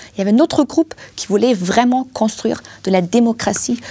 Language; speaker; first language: French; non-native, fluent; German